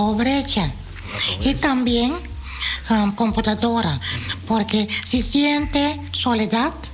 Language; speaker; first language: Spanish; non-native, fluent; Dutch